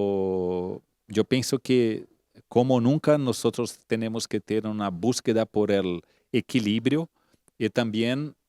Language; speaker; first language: Spanish; non-native, fluent; Portuguese